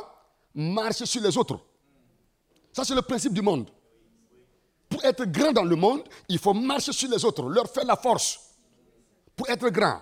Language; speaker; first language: French; non-native, local second language; Mossi